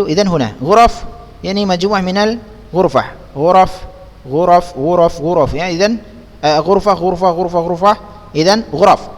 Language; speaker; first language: Arabic; non-native, fluent; Indonesian